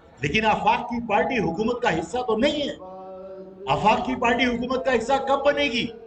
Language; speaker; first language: Urdu; native; Urdu